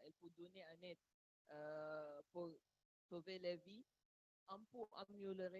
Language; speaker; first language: French; non-native, learner; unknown